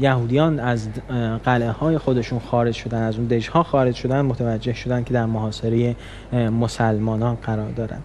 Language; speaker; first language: Persian; native; Persian